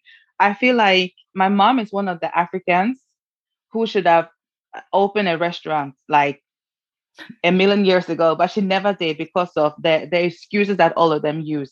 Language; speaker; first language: English; non-native, fluent; Norwegian